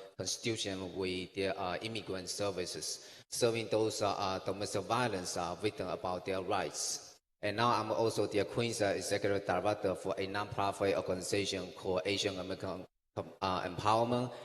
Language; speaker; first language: English; non-native, fluent; Chinese